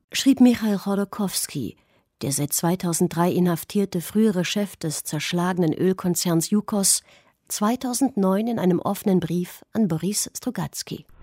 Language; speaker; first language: German; native; German